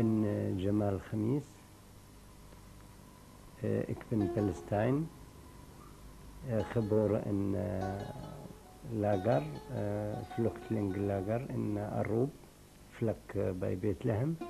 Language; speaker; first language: Dutch; non-native, learner; Arabic